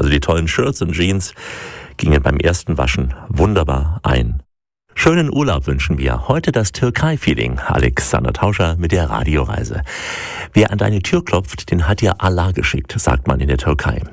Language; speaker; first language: German; native; German